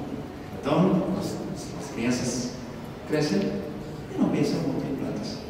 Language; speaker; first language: Spanish; non-native, learner; Portuguese